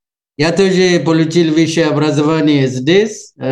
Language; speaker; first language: Russian; non-native, learner; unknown